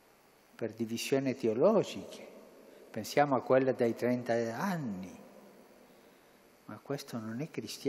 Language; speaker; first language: Italian; non-native, fluent; Spanish